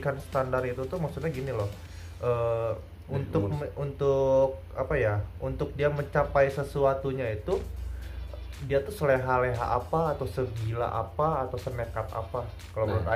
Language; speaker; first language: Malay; non-native, local second language; Sundanese